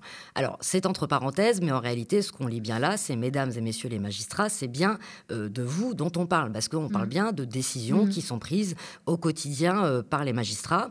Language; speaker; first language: French; native; French